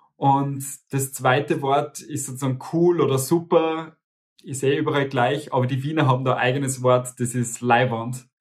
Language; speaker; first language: German; native; German